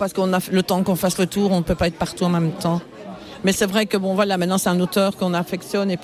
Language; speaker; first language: French; native; French